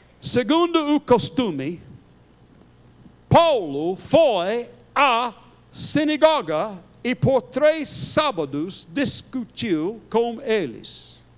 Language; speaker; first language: Portuguese; non-native, fluent; English